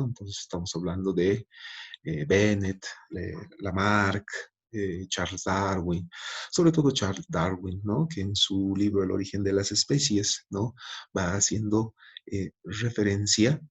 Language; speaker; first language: Spanish; native; Spanish